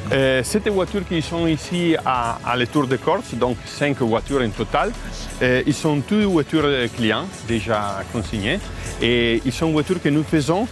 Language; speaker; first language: French; non-native, learner; Italian